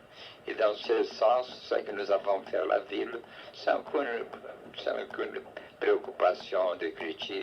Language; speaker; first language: French; non-native, fluent; Portuguese